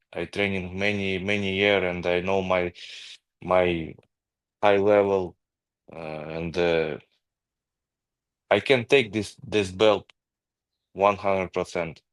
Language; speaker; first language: English; non-native, learner; Ukrainian